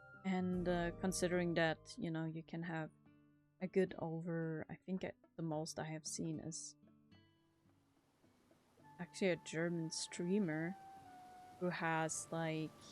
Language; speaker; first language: English; non-native, fluent; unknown